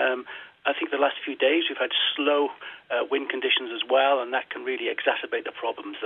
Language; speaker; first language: English; native; English